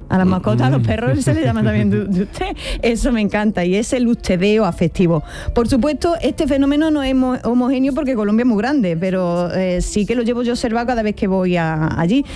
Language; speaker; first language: Spanish; native; Spanish